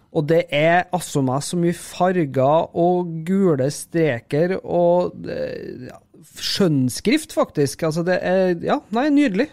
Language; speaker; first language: Norwegian; native; Norwegian